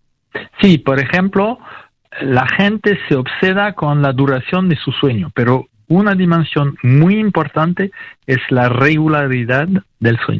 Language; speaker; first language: Spanish; non-native, fluent; French